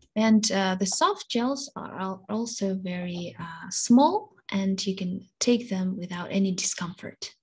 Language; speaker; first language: English; non-native, fluent; Russian